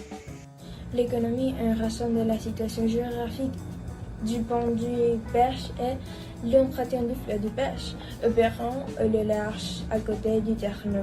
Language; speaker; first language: French; non-native, learner; Spanish